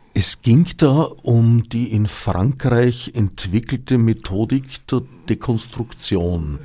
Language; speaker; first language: German; native; German